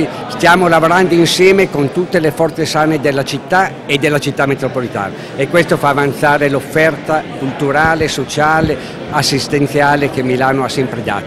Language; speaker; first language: Italian; native; Italian